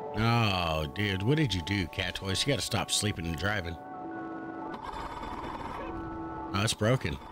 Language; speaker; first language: English; native; English